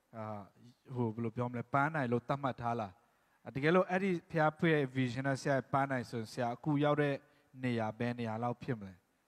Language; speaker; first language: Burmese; non-native, local second language; Tedim Chin